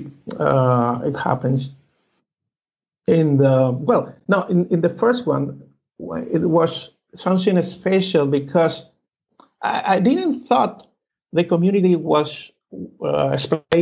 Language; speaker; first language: English; non-native, learner; Spanish